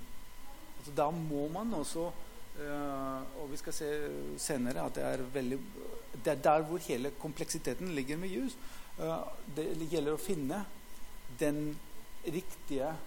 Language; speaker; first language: Norwegian; non-native, fluent; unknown